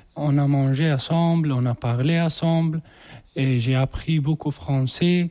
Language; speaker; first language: French; non-native, learner; Persian